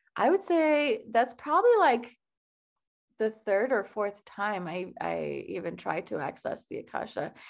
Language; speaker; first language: English; early bilingual, other home language; Persian